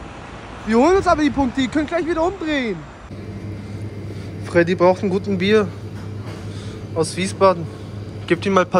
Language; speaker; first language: German; native; German